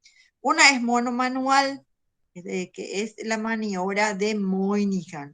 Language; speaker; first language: Spanish; native; Spanish